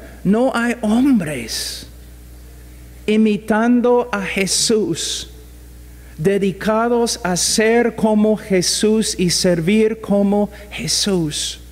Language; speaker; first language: Spanish; non-native, fluent; English